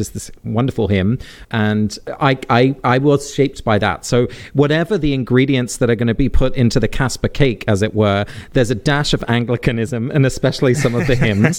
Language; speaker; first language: English; native; English